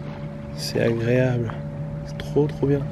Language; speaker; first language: French; native; French